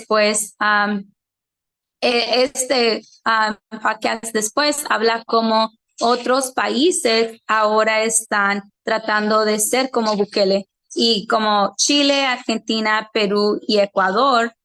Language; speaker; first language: Spanish; early bilingual, heritage; Spanish